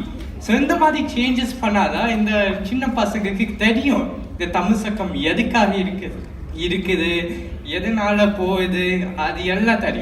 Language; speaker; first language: Tamil; early bilingual, heritage; Tamil